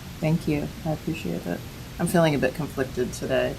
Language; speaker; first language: English; native; English